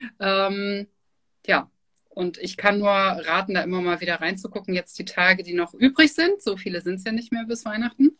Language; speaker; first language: German; native; German